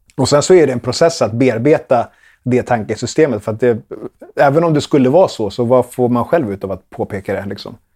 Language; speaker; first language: Swedish; early bilingual, other home language; Spanish